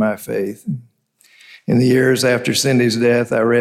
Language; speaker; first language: English; native; English